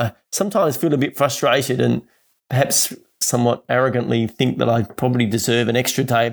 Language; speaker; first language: English; native; English